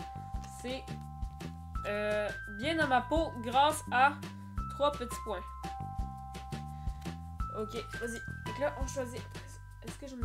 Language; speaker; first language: French; native; French